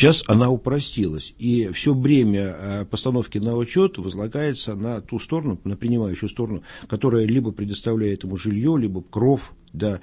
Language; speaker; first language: Russian; native; Russian